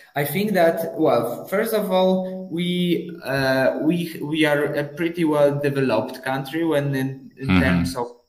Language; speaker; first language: English; non-native, fluent; Polish